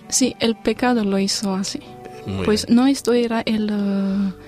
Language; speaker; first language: Spanish; non-native, fluent; Romanian